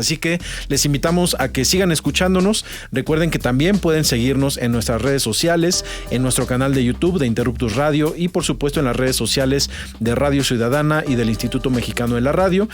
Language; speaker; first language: Spanish; native; Spanish